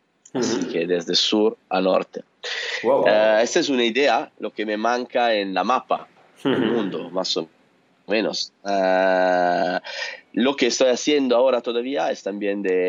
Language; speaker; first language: Spanish; non-native, learner; Italian